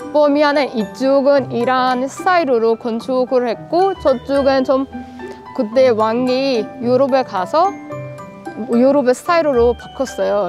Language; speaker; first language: Korean; non-native, fluent; Persian